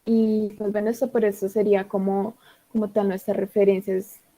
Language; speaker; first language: Spanish; native; Spanish